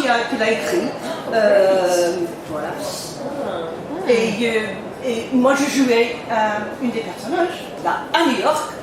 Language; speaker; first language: French; non-native, learner; English